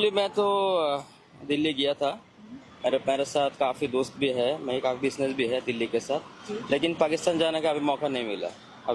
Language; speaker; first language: Hindi; non-native, learner; Bangla